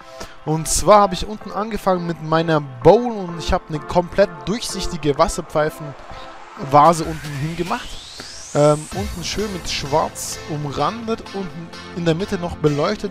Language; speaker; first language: German; native; German